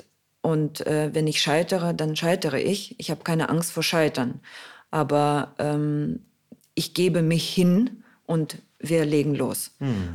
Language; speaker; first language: German; non-native, fluent; Russian